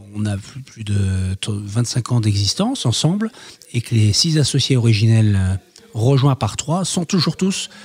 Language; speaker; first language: French; native; French